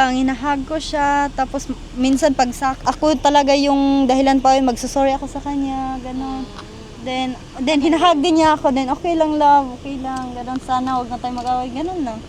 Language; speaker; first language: Filipino; non-native, local second language; Cebuano